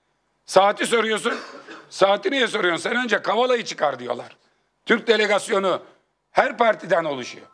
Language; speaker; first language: Turkish; native; Turkish